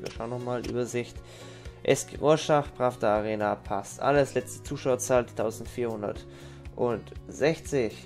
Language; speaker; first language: German; native; German